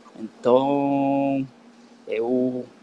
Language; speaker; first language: Portuguese; non-native, learner; Spanish